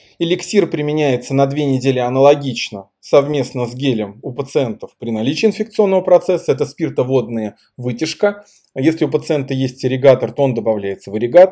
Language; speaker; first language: Russian; native; Russian